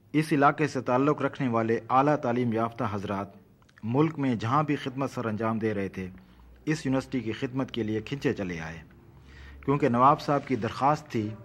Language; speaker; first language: Urdu; non-native, local second language; Saraiki